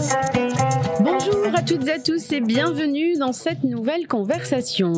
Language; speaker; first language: French; non-native, local second language; Arabic